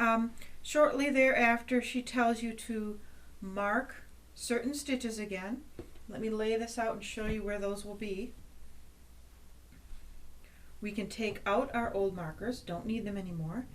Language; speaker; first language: English; native; English